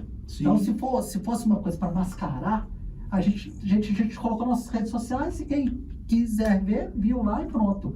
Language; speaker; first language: Portuguese; native; Portuguese